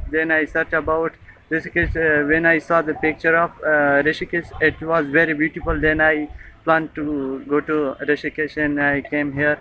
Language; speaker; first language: English; non-native, learner; Pashto